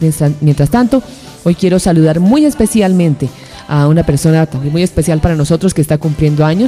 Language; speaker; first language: Spanish; native; Spanish